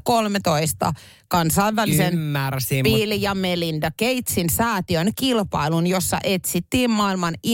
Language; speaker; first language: Finnish; native; Finnish